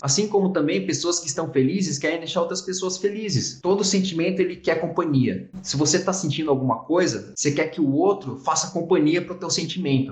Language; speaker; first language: Portuguese; native; Portuguese